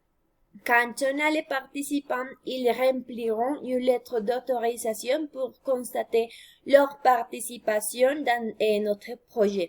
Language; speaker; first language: French; non-native, fluent; Spanish